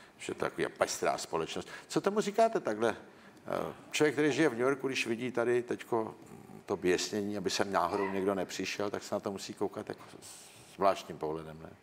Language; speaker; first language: Czech; native; Czech